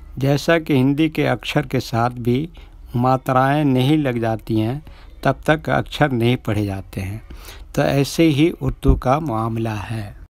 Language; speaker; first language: Hindi; native; Hindi